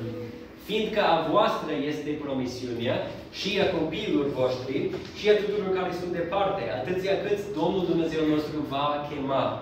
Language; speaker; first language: Romanian; non-native, learner; English